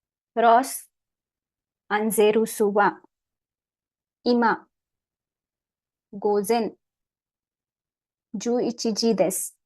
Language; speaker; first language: Japanese; non-native, learner; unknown